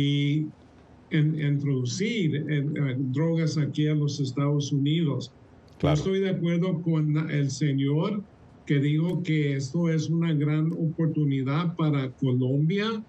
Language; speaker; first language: Spanish; early bilingual, heritage; Spanish